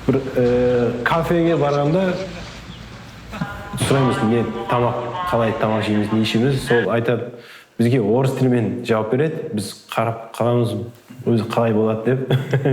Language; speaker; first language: Kazakh; early bilingual, heritage; Kazakh